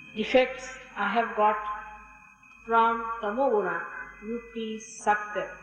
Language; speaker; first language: English; non-native, local second language; Marathi